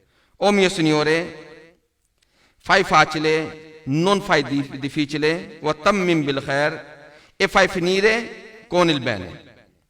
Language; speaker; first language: Italian; non-native, learner; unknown